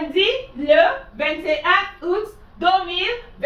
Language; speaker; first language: French; non-native, fluent; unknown